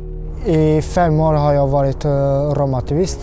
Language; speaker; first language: Swedish; non-native, learner; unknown